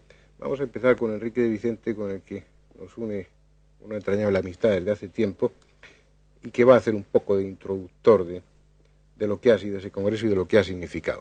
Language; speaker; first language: Spanish; native; Spanish